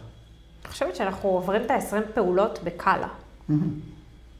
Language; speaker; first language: Hebrew; native; Hebrew